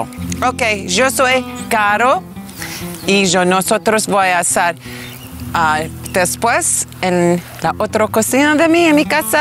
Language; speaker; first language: Spanish; non-native, learner; English